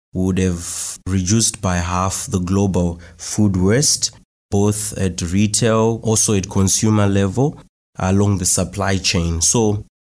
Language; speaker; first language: English; non-native, local second language; Shona